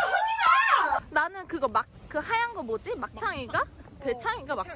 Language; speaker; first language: Korean; early bilingual, heritage; Korean